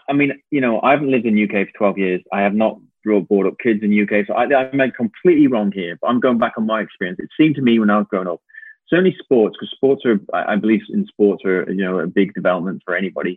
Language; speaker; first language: English; native; English